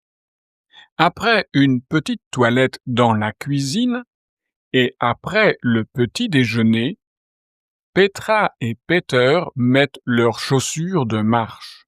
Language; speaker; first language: French; native; French